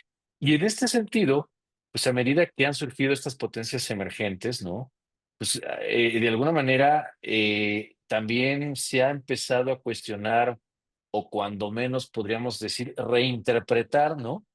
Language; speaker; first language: Spanish; native; Spanish